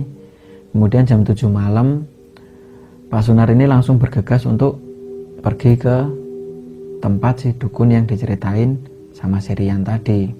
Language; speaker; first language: Indonesian; native; Indonesian